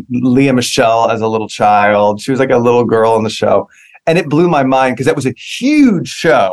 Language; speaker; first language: English; native; English